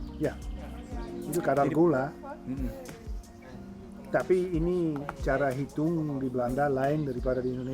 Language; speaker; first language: Indonesian; non-native, fluent; Dutch